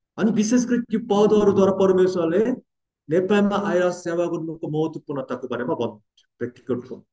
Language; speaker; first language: Nepali; non-native, fluent; Korean